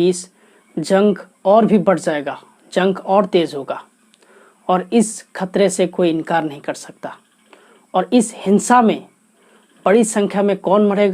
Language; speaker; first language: Hindi; non-native, local second language; Assamese